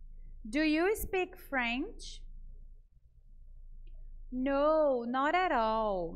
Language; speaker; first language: English; non-native, fluent; Portuguese